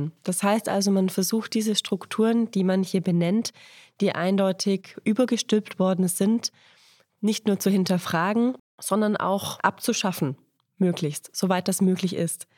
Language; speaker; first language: German; native; German